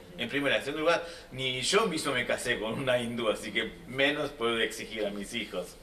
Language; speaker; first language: Spanish; non-native, fluent; Hindi